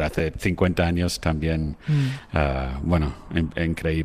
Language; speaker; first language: Spanish; non-native, fluent; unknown